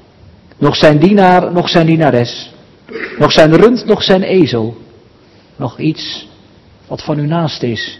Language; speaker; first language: Dutch; native; Dutch